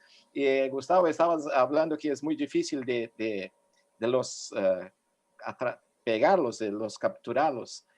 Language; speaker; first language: Spanish; non-native, fluent; Portuguese